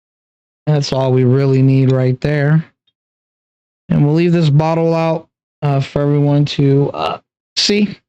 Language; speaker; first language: English; native; English